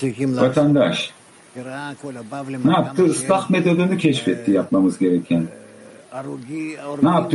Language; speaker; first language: Turkish; native; Turkish